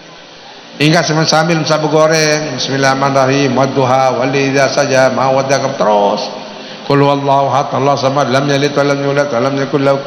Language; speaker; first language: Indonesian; non-native, local second language; Sasak